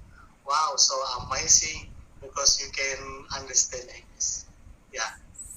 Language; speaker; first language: English; non-native, learner; Indonesian